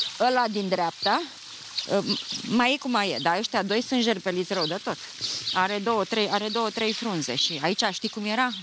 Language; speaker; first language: Romanian; native; Romanian